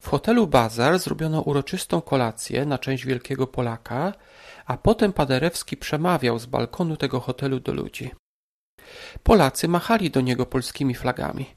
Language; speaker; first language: Polish; native; Polish